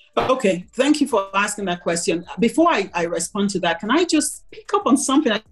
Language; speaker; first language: English; non-native, local second language; Igbo